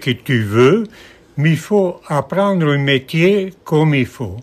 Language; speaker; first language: French; non-native, fluent; Italian